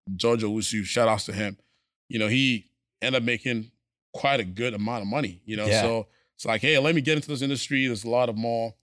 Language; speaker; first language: English; non-native, local second language; Akan